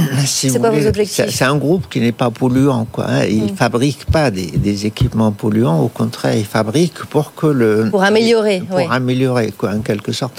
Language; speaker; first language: French; non-native, fluent; Arabic